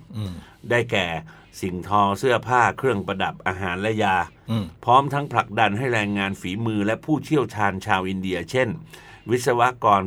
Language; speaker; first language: Thai; native; Thai